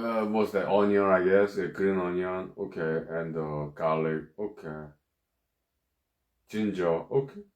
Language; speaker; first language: English; non-native, fluent; Korean